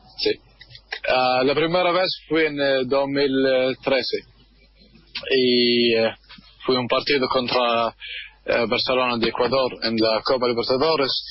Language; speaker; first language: Spanish; non-native, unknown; Arabic